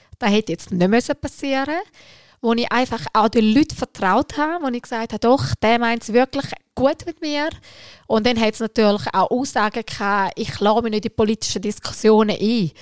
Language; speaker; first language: German; early bilingual, other home language; Albanian